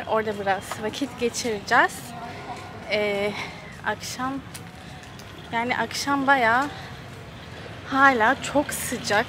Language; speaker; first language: Turkish; early bilingual, heritage; Turkish